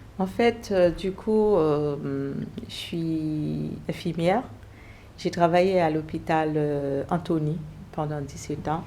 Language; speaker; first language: French; early bilingual, other home language; Haitian Creole